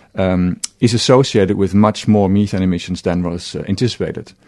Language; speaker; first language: English; non-native, fluent; Dutch